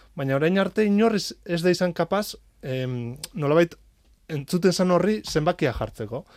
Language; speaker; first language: Basque; native; Basque